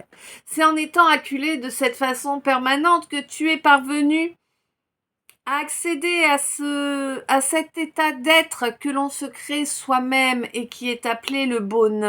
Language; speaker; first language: French; native; French